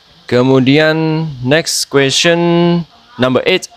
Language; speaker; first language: English; non-native, fluent; Indonesian